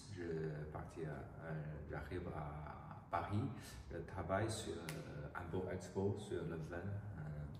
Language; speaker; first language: French; non-native, learner; Chinese